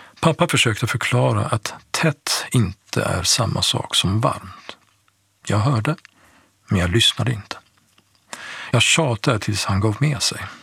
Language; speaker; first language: Swedish; early bilingual, other home language; Persian